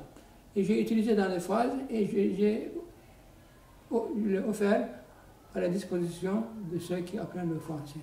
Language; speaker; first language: French; non-native, fluent; Turkish